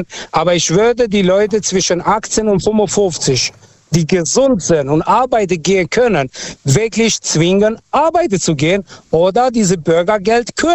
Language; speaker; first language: German; non-native, fluent; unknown